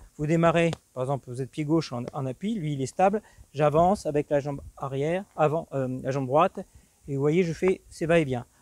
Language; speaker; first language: French; native; French